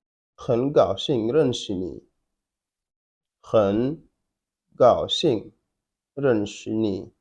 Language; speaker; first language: Chinese; non-native, fluent; Wolof